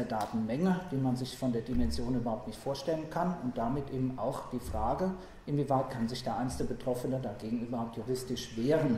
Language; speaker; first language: German; native; German